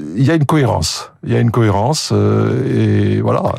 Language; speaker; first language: French; native; French